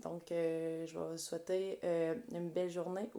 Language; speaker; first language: French; native; French